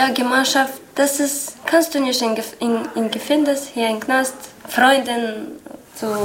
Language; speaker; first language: German; non-native, learner; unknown